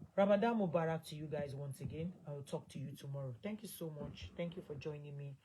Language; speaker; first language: English; non-native, local second language; Yoruba